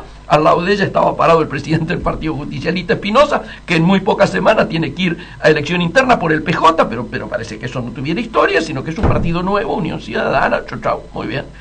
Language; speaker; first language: Spanish; native; Spanish